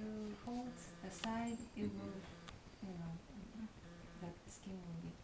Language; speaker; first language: English; non-native, fluent; Japanese